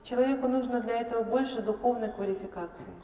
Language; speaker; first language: Russian; native; Russian